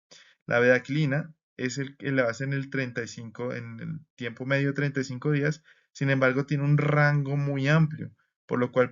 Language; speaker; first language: Spanish; native; Spanish